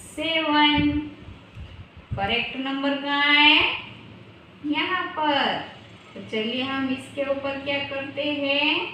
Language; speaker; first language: Hindi; non-native, local second language; Gujarati